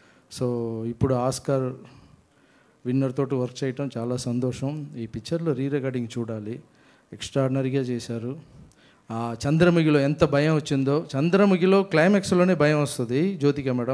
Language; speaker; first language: Telugu; non-native, fluent; Tamil